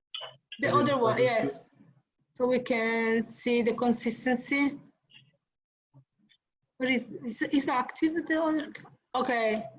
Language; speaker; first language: English; non-native, learner; Italian